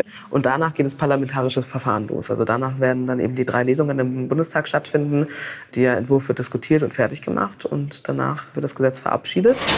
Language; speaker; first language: German; early bilingual, other home language; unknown